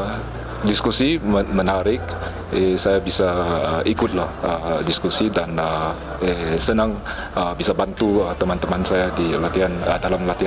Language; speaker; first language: Indonesian; non-native, fluent; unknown